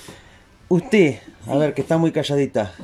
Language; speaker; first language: Spanish; native; Spanish